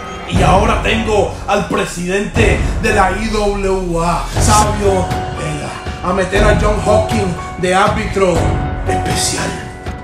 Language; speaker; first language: Spanish; native; Spanish